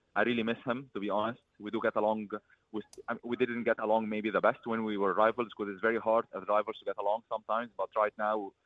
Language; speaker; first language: English; early bilingual, other home language; Arabic